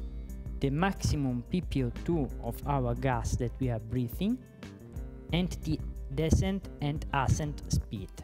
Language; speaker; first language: English; non-native, fluent; Italian